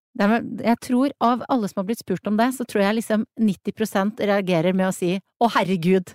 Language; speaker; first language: Norwegian; native; Norwegian